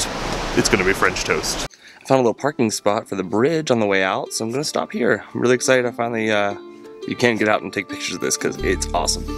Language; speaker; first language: English; native; English